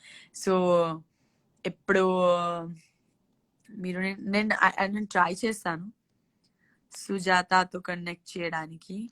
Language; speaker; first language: Telugu; non-native, learner; Gujarati